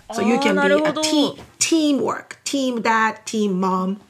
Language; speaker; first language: English; non-native, fluent; Japanese